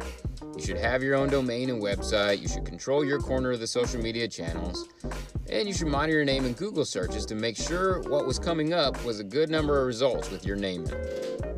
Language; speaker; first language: English; native; English